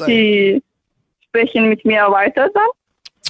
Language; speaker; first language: German; non-native, learner; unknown